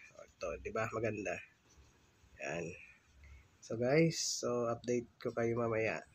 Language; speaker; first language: Filipino; non-native, local second language; Hiligaynon